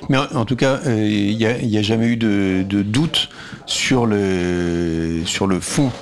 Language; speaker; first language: French; native; French